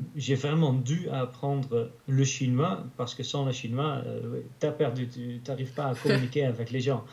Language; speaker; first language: French; non-native, learner; Dutch